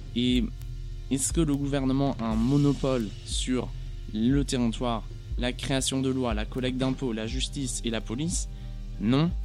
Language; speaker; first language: French; non-native, fluent; German